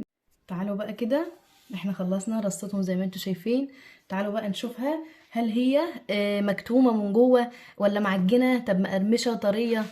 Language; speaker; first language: Arabic; native; Arabic